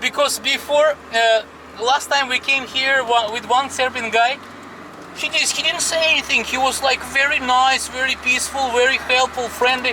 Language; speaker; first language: English; non-native, fluent; Russian